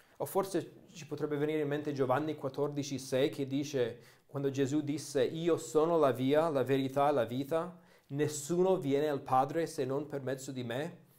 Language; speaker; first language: Italian; non-native, fluent; English